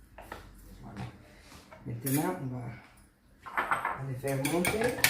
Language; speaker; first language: French; non-native, fluent; Italian